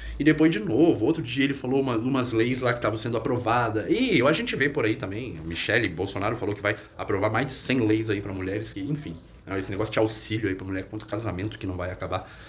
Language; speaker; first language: Portuguese; native; Portuguese